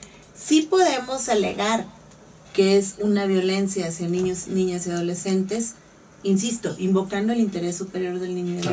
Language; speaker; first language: Spanish; native; Spanish